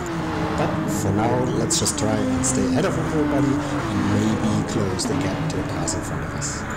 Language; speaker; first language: English; non-native, fluent; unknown